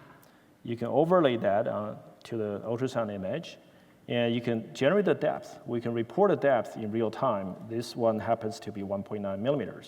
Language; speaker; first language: English; non-native, fluent; Chinese